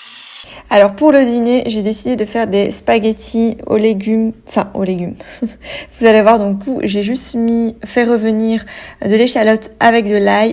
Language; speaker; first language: French; native; French